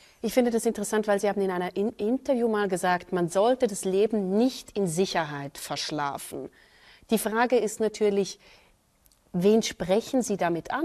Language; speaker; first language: German; native; German